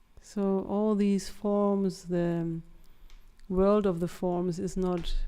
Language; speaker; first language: English; non-native, fluent; German